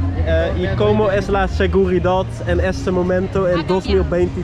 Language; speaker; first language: Spanish; non-native, learner; Dutch